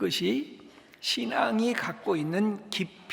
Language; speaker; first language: Korean; native; Korean